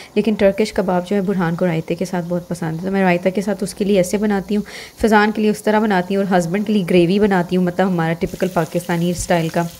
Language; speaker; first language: Urdu; native; Urdu